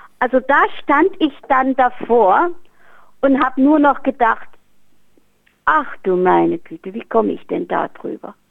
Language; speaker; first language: German; native; German